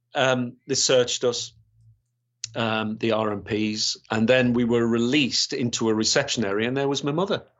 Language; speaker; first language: English; native; English